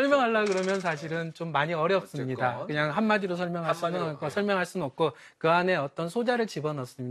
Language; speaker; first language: Korean; native; Korean